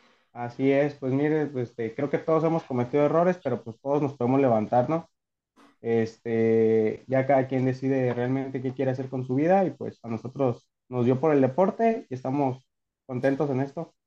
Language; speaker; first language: Spanish; native; Spanish